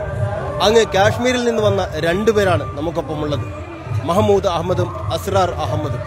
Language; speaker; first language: Malayalam; native; Malayalam